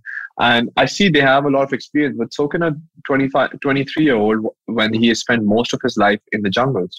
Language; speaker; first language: English; non-native, local second language; Hindi